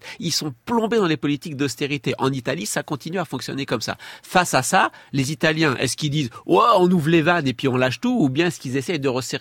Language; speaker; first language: French; native; French